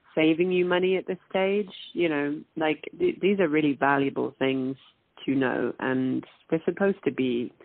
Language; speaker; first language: English; native; English